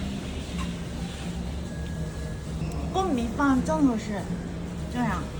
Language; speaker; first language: Chinese; non-native, fluent; Korean